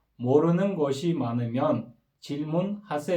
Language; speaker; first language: Korean; non-native, fluent; Kyrgyz